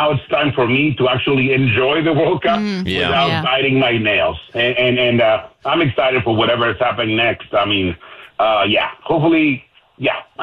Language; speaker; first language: English; non-native, fluent; Spanish